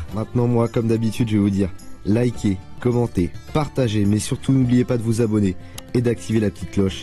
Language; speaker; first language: French; native; French